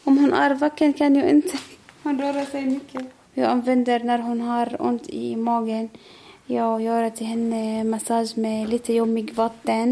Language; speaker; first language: Swedish; non-native, learner; Arabic